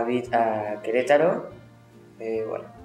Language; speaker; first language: French; non-native, learner; Spanish